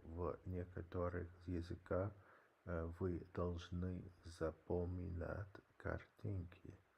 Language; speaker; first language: Russian; non-native, learner; English